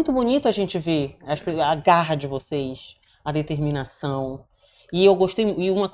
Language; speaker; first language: Portuguese; native; Portuguese